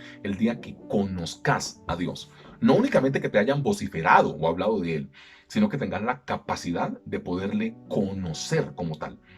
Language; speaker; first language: Spanish; native; Spanish